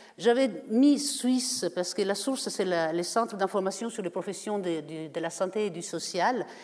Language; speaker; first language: French; non-native, fluent; Italian